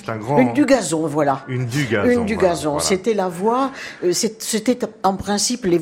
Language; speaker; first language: French; native; French